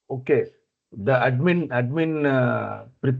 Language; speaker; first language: English; non-native, learner; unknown